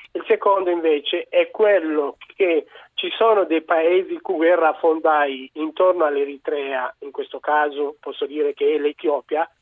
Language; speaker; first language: Italian; non-native, fluent; Tigrinya